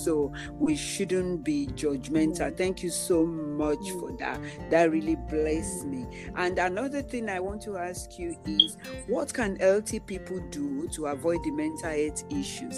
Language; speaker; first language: English; non-native, local second language; Yoruba